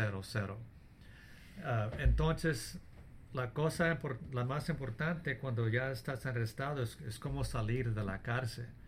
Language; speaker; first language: Spanish; early bilingual, heritage; English